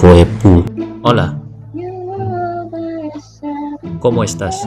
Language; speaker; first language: Spanish; non-native, learner; Indonesian